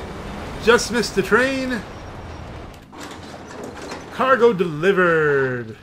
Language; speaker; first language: English; native; English